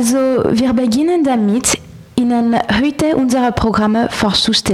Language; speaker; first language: German; non-native, learner; French